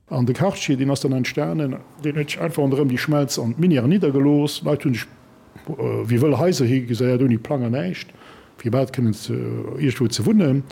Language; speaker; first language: Luxembourgish; early bilingual, other home language; Italian